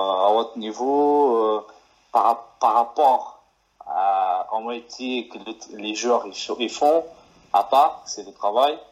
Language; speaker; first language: French; non-native, fluent; Portuguese